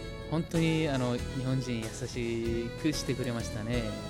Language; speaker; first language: Japanese; non-native, fluent; Mongolian